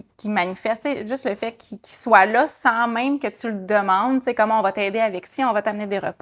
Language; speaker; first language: French; native; French